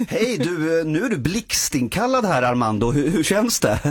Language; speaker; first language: Swedish; native; Swedish